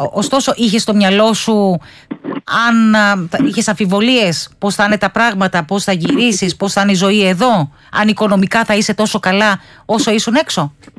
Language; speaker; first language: Greek; native; Greek